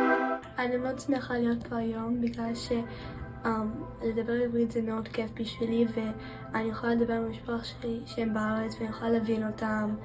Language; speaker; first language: Hebrew; early bilingual, heritage; Hebrew